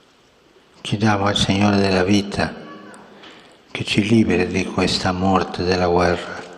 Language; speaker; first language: Italian; non-native, fluent; Spanish